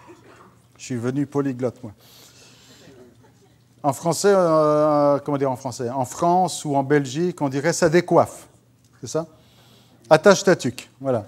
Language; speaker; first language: French; native; French